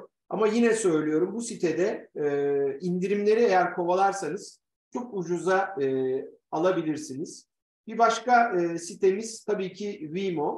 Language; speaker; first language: Turkish; native; Turkish